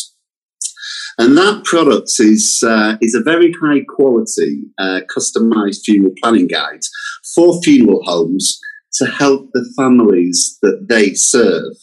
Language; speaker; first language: English; native; English